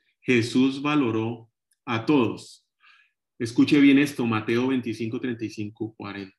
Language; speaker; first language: Spanish; native; Spanish